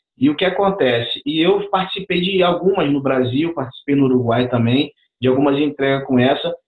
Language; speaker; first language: Portuguese; native; Portuguese